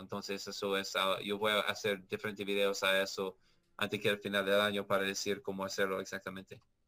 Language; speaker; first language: Spanish; non-native, learner; English